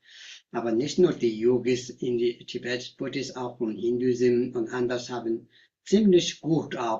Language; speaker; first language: German; non-native, learner; Tibetan